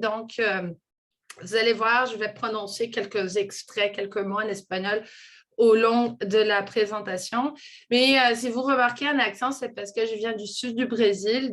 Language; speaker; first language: French; non-native, fluent; Portuguese